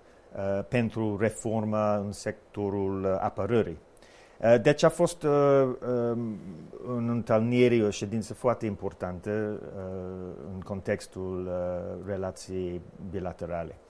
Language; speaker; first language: Romanian; non-native, fluent; English